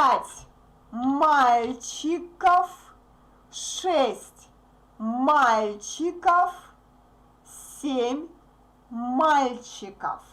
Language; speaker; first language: Russian; native; Russian